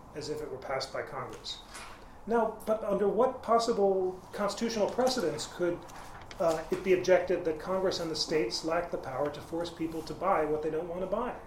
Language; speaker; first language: English; native; English